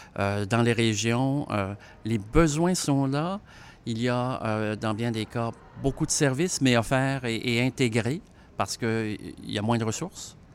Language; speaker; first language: French; native; French